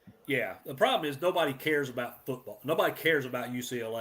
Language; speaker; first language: English; native; English